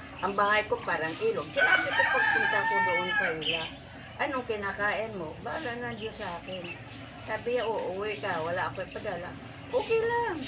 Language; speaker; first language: Filipino; non-native, local second language; Cebuano